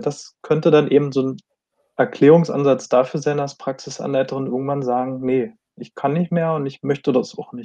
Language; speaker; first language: German; native; German